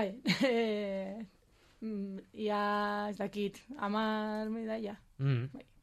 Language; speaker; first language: Basque; non-native, local second language; Spanish